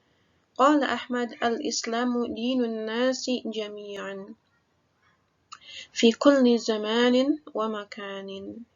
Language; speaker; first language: Arabic; non-native, fluent; Indonesian